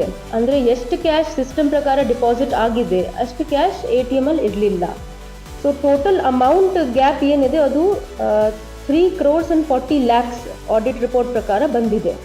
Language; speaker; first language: Kannada; non-native, fluent; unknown